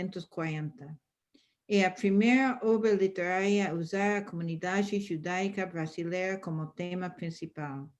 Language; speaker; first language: Portuguese; non-native, fluent; English